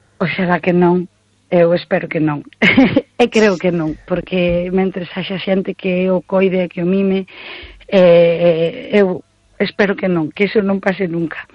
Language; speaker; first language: Galician; native; Galician